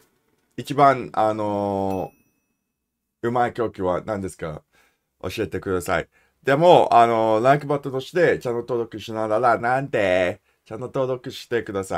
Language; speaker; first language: Japanese; non-native, learner; English